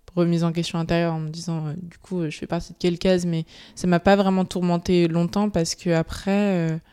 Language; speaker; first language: French; native; French